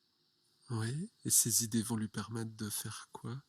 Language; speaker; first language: French; native; French